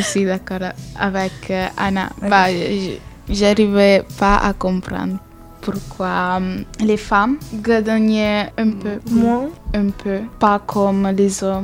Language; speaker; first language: French; non-native, learner; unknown